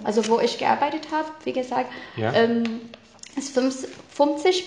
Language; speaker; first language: German; non-native, fluent; Filipino